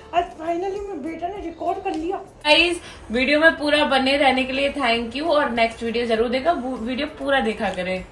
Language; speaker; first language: Hindi; native; Hindi